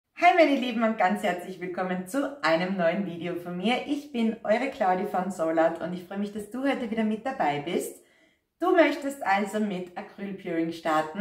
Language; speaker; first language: German; native; German